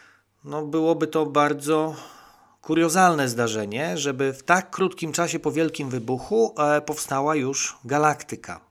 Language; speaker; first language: Polish; native; Polish